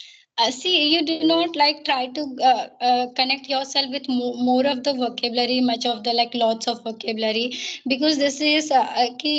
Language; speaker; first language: English; non-native, learner; Hindi